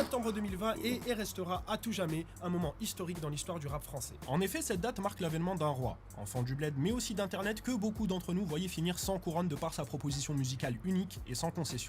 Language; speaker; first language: French; native; French